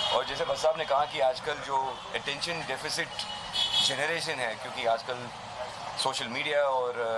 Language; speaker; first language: Hindi; native; Hindi